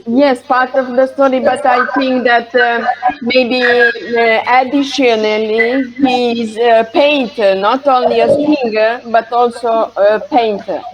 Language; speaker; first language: English; non-native, learner; Hungarian